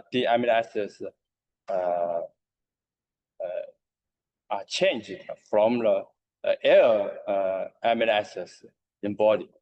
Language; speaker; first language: English; non-native, learner; Chinese